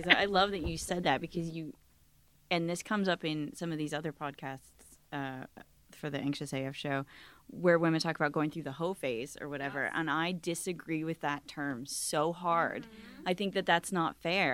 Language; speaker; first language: English; native; English